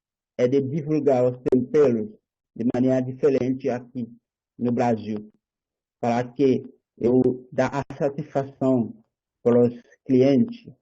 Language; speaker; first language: Portuguese; non-native, learner; Haitian Creole